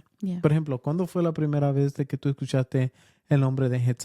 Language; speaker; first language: Spanish; early bilingual, heritage; Spanish